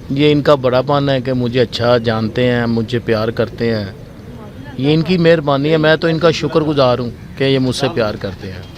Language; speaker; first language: Urdu; non-native, local second language; Punjabi